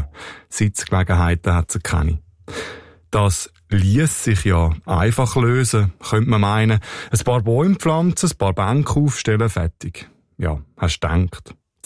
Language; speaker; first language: German; native; German